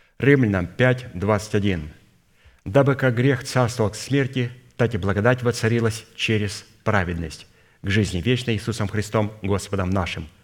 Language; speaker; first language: Russian; native; Russian